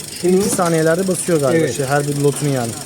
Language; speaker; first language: Turkish; native; Turkish